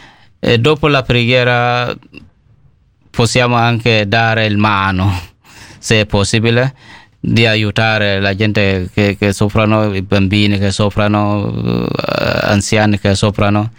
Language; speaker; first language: Italian; non-native, learner; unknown